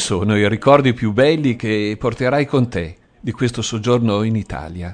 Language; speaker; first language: Italian; native; Italian